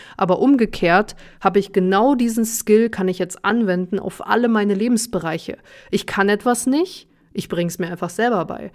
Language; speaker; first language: German; early bilingual, other home language; Russian